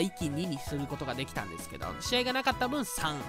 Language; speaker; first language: Japanese; native; Japanese